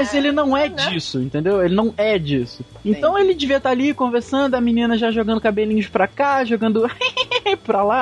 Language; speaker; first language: Portuguese; native; Portuguese